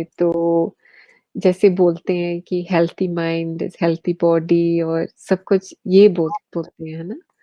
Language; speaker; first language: Hindi; early bilingual, heritage; English